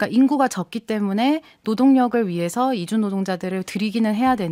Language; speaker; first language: Korean; native; Korean